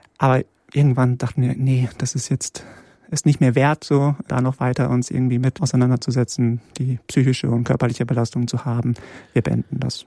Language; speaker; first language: German; early bilingual, other home language; Polish